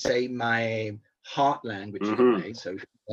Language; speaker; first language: English; non-native, fluent; Italian